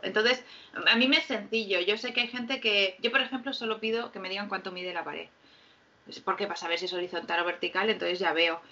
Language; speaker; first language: Spanish; native; Spanish